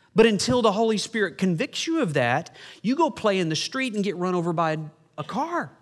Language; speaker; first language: English; native; English